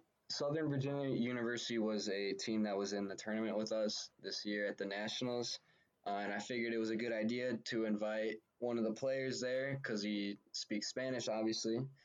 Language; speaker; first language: English; native; English